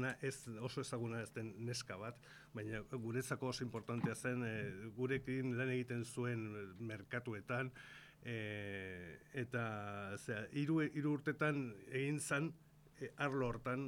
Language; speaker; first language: Basque; non-native, local second language; Spanish